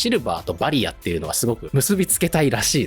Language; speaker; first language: Japanese; native; Japanese